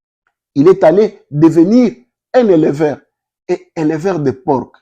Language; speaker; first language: French; non-native, local second language; Lingala